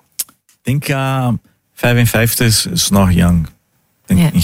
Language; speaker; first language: Dutch; non-native, fluent; Portuguese